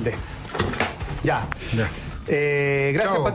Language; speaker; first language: Spanish; native; Spanish